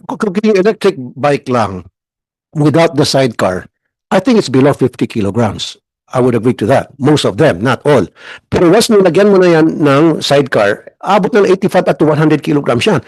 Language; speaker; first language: English; non-native, local second language; Filipino